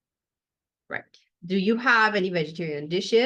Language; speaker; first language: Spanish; non-native, fluent; English